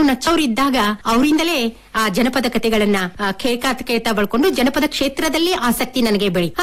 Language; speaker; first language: Kannada; native; Kannada